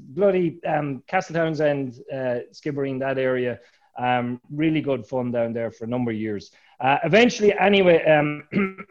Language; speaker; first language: English; native; English